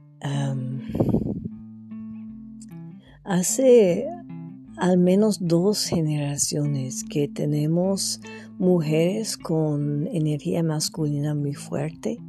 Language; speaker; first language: Spanish; non-native, fluent; French